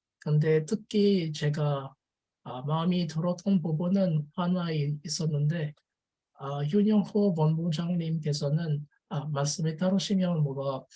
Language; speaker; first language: Korean; non-native, learner; French